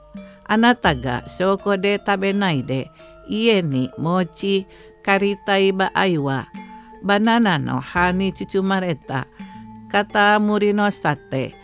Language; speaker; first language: Japanese; non-native, fluent; Indonesian